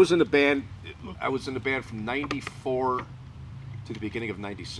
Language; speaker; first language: English; native; English